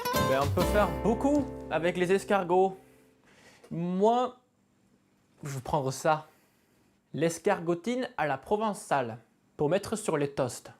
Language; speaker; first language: French; non-native, local second language; German